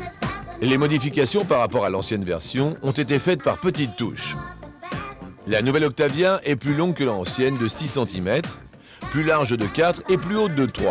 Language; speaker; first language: French; native; French